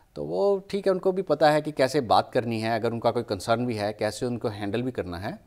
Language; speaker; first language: Hindi; native; Hindi